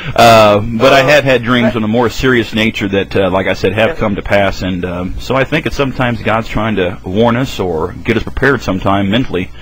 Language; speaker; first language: English; native; English